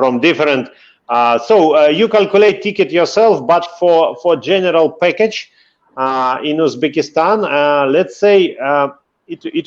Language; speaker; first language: English; non-native, fluent; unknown